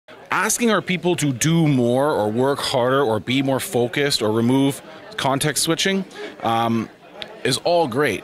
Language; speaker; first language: English; native; English